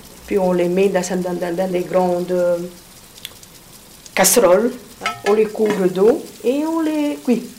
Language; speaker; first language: French; non-native, fluent; Italian